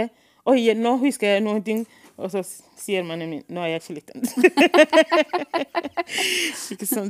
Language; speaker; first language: Norwegian; non-native, fluent; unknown